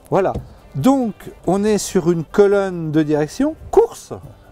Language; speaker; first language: French; native; French